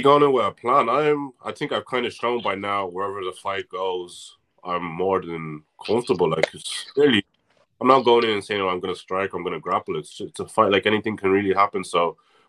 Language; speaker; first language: English; native; English